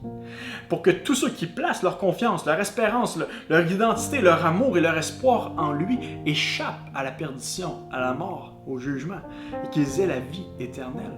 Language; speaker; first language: French; native; French